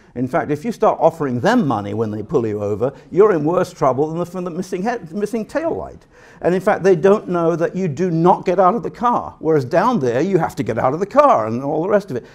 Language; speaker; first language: English; native; English